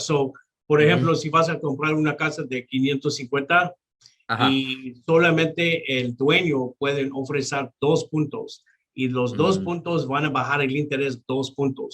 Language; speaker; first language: Spanish; non-native, local second language; English